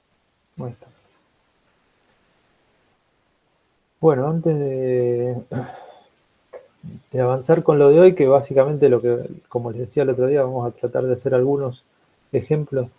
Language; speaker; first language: Spanish; native; Spanish